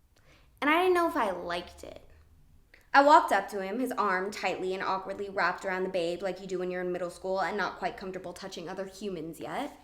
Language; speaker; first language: English; native; English